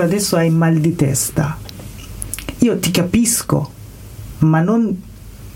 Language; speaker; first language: Italian; non-native, learner; Persian